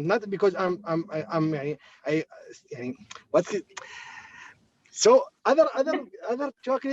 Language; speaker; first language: English; non-native, learner; Arabic